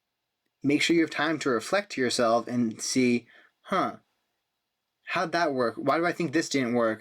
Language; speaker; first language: English; native; English